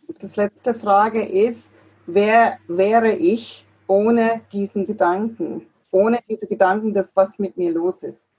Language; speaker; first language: German; non-native, fluent; English